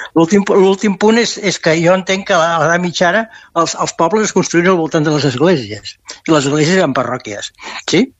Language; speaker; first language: Catalan; native; Catalan